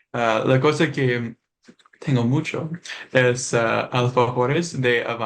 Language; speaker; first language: Spanish; non-native, learner; English